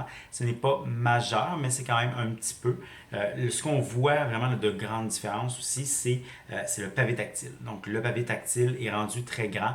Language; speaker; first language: French; native; French